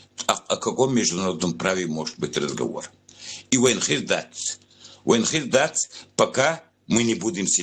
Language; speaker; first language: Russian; non-native, local second language; Chechen